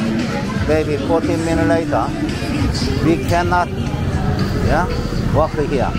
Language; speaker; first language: English; non-native, learner; Korean